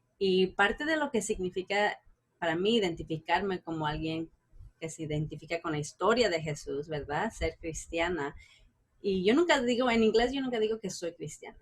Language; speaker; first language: Spanish; early bilingual, heritage; Spanish